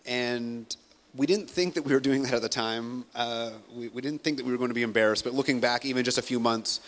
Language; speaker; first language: English; native; English